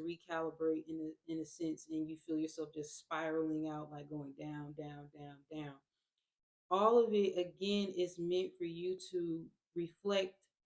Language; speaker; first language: English; native; English